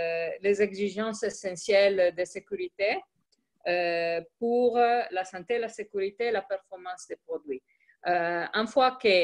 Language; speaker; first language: French; non-native, fluent; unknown